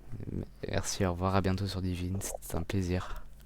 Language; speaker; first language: French; native; French